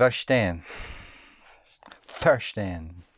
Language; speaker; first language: German; non-native, learner; English